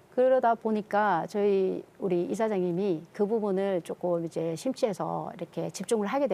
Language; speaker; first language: Korean; native; Korean